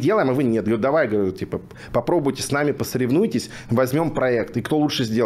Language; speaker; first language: Russian; native; Russian